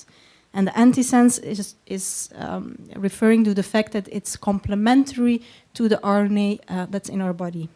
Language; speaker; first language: English; non-native, fluent; Dutch